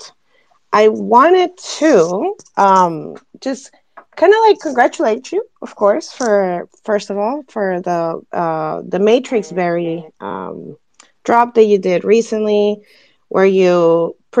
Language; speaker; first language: English; non-native, fluent; Spanish